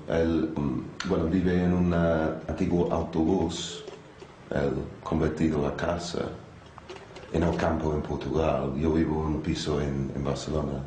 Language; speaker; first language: Spanish; non-native, fluent; English